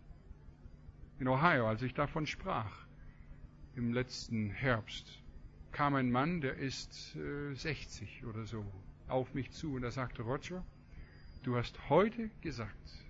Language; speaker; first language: German; non-native, fluent; English